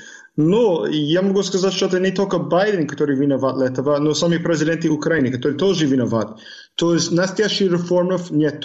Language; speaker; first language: Russian; non-native, fluent; English